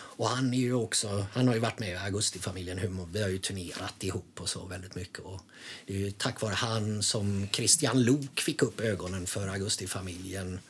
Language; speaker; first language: Swedish; native; Swedish